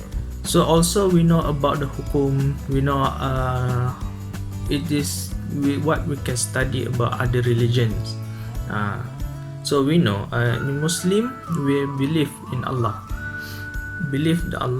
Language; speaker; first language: English; non-native, learner; Malay